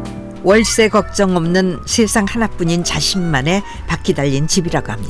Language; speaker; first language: Korean; native; Korean